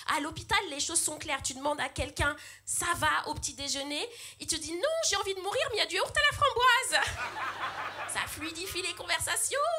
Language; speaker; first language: French; early bilingual, other home language; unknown